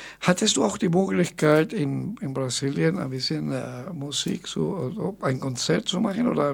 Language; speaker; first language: German; non-native, fluent; Spanish